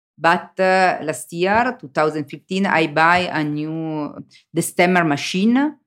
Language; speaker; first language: English; non-native, learner; Italian